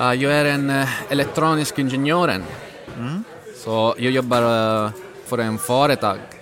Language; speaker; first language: Swedish; non-native, learner; Italian